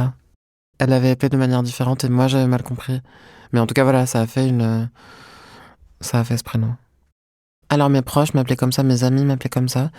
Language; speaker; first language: French; non-native, local second language; Arabic